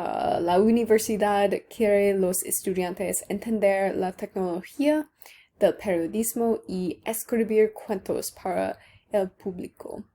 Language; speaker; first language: Spanish; non-native, learner; English